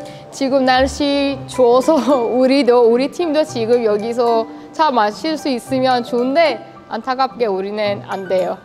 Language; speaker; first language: Korean; non-native, fluent; Persian